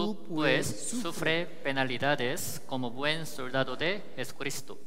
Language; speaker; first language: Spanish; native; Spanish